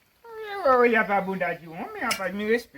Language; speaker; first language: Portuguese; non-native, learner; Haitian Creole